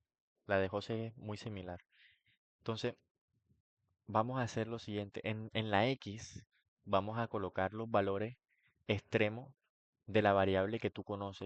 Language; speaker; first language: Spanish; native; Spanish